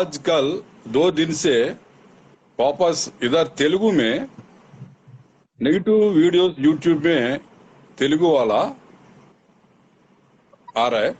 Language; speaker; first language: Hindi; non-native, local second language; Telugu